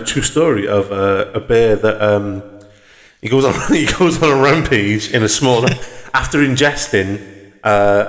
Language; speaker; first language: English; native; English